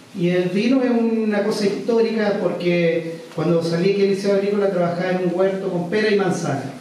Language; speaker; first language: Spanish; native; Spanish